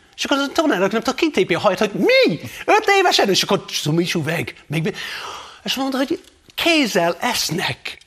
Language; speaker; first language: Hungarian; non-native, fluent; English